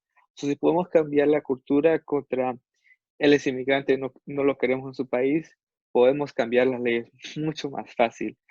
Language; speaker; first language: Spanish; non-native, fluent; English